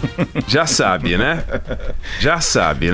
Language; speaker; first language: Portuguese; native; Portuguese